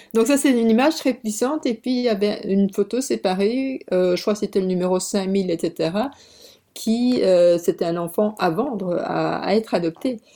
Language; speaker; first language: French; early bilingual, other home language; Korean